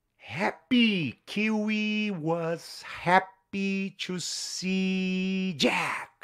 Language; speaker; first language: English; non-native, fluent; Portuguese